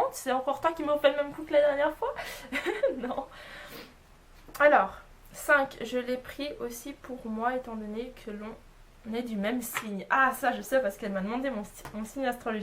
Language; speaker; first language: French; native; French